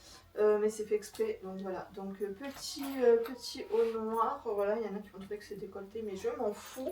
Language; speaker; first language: French; native; French